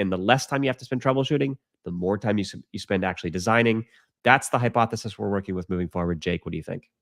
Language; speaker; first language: English; native; English